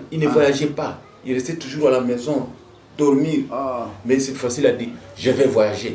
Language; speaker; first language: French; non-native, local second language; Swahili